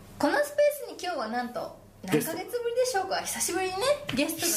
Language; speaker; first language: Japanese; native; Japanese